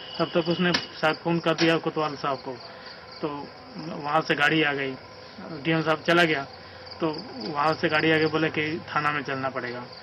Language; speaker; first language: Hindi; native; Hindi